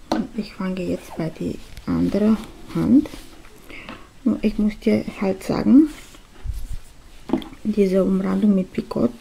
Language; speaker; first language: German; non-native, fluent; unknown